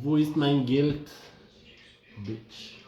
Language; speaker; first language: German; non-native, learner; Portuguese